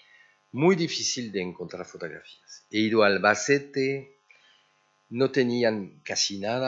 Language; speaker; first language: Spanish; early bilingual, heritage; French